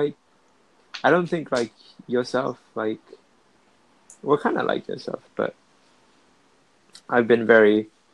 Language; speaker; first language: English; native; English